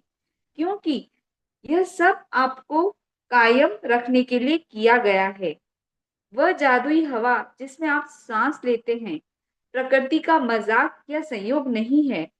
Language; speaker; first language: Hindi; native; Hindi